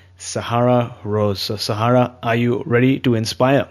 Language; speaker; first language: English; non-native, local second language; Hindi